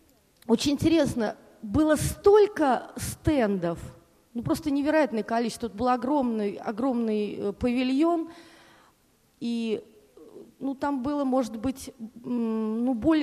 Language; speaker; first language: Russian; native; Russian